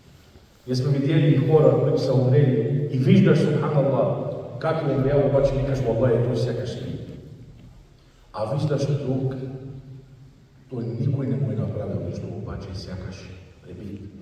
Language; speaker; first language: Bulgarian; non-native, fluent; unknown